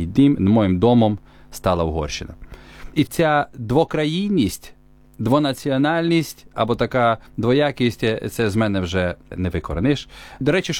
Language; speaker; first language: Ukrainian; native; Ukrainian